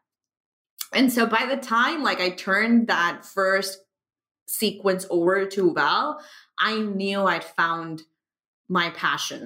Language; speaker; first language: English; non-native, local second language; Urdu